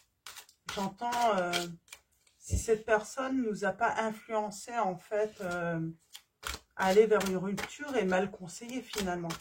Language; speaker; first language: French; native; French